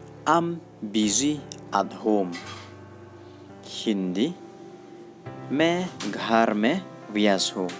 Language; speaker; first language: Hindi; non-native, learner; Khasi